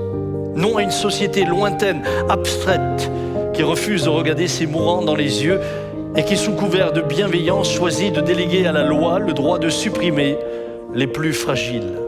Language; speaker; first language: French; native; French